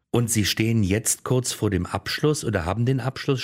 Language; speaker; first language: German; native; German